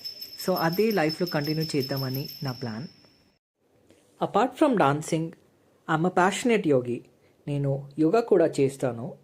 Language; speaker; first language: Telugu; non-native, local second language; Kannada